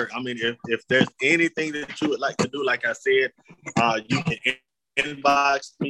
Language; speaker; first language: English; native; English